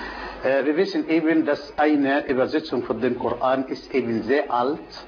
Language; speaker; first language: German; non-native, fluent; Arabic